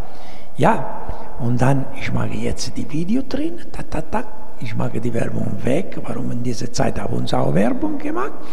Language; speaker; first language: German; non-native, learner; Italian